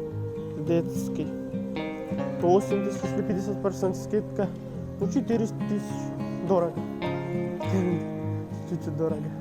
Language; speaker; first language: Russian; non-native, learner; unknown